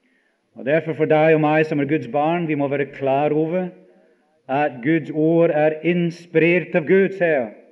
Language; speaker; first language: Norwegian; non-native, fluent; English